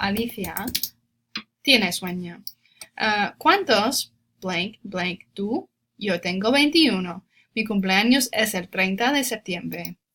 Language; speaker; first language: Spanish; non-native, fluent; English